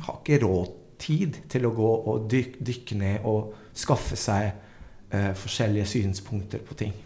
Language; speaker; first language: Norwegian; early bilingual, other home language; Spanish